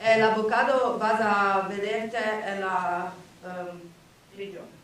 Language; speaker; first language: Spanish; non-native, learner; English